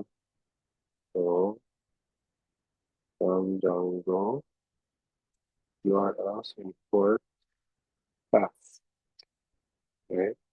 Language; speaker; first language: English; non-native, local second language; Cebuano